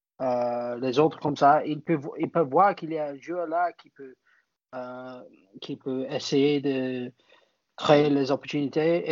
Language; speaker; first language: French; non-native, fluent; English